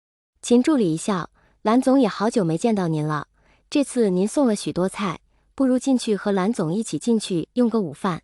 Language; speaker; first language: Chinese; native; Chinese